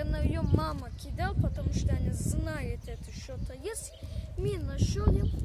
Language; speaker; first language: Russian; non-native, learner; Turkish